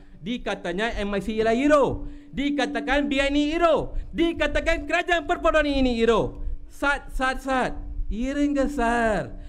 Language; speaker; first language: Malay; non-native, local second language; Tamil